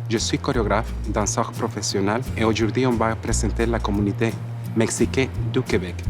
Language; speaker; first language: French; non-native, fluent; Spanish